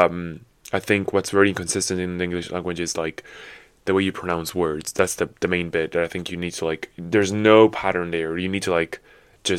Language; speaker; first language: English; non-native, fluent; Italian